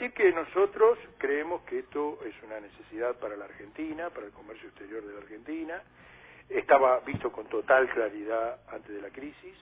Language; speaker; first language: Spanish; native; Spanish